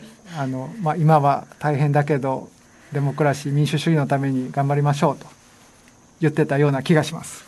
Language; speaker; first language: Japanese; native; Japanese